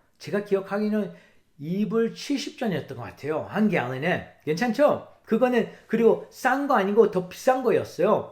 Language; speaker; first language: Korean; early bilingual, heritage; English